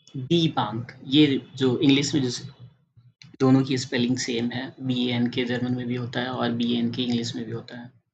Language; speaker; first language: Hindi; native; Hindi